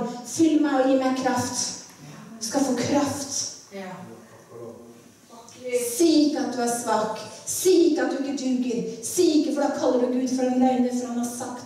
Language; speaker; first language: Norwegian; native; Norwegian